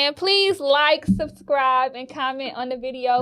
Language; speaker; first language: English; native; English